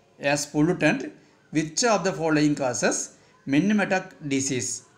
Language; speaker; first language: English; non-native, local second language; Tamil